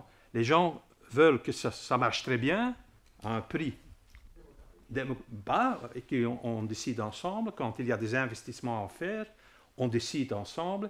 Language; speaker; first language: French; non-native, fluent; Dutch